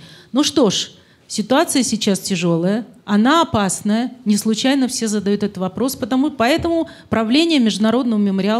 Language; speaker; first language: Russian; native; Russian